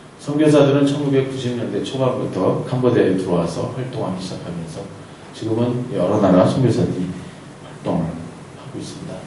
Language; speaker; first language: Korean; native; Korean